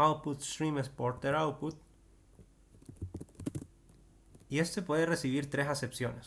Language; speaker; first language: Spanish; native; Spanish